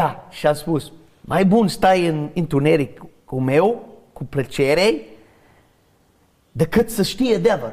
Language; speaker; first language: Romanian; non-native, learner; English